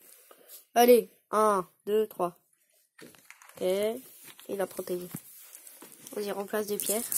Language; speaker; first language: French; native; French